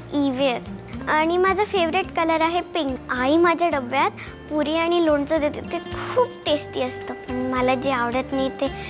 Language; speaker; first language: Marathi; native; Marathi